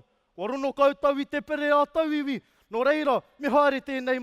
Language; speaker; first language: Māori; non-native, fluent; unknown